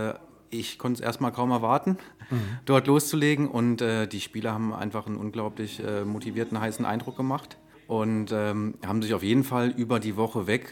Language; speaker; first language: German; native; German